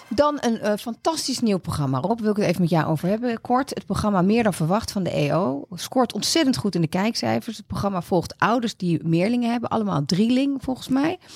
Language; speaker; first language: Dutch; native; Dutch